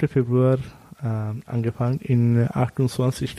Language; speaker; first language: German; non-native, learner; Bangla